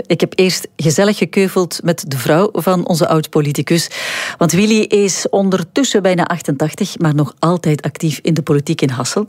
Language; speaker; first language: Dutch; native; Dutch